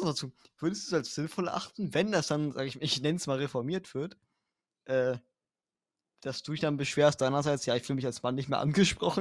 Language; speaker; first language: German; native; German